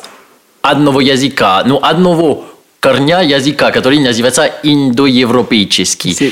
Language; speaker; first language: Russian; non-native, learner; French